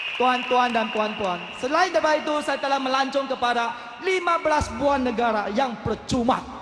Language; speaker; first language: Malay; non-native, local second language; Chinese